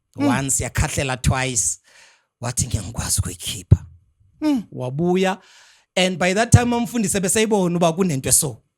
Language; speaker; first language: Zulu; non-native, local second language; Xhosa